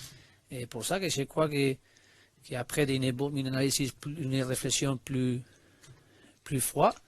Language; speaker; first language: French; non-native, learner; Spanish